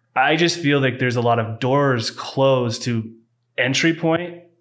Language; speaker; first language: English; native; English